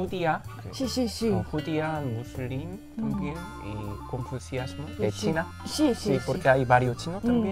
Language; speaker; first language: Spanish; non-native, learner; Korean